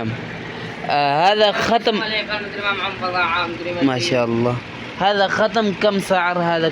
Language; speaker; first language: Arabic; non-native, learner; Urdu